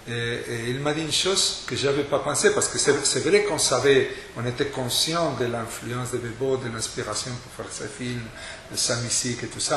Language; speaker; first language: French; non-native, fluent; Spanish